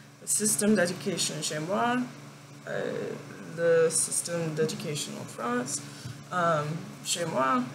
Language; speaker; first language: French; non-native, learner; English